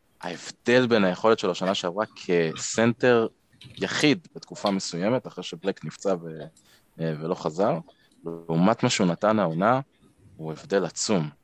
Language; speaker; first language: Hebrew; native; Hebrew